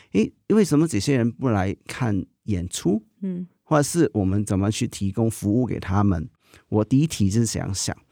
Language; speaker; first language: Chinese; non-native, local second language; Cantonese